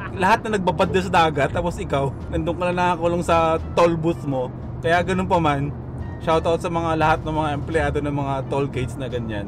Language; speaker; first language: Filipino; native; Filipino